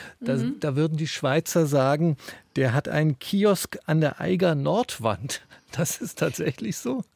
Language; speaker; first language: German; native; German